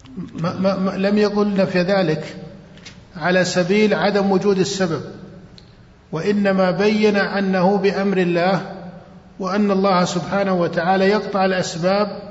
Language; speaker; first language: Arabic; native; Arabic